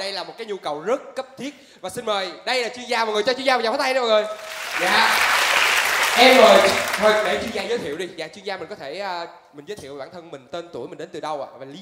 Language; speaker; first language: Vietnamese; native; Vietnamese